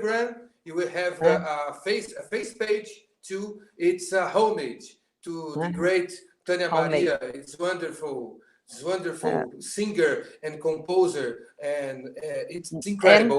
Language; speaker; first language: English; non-native, learner; Portuguese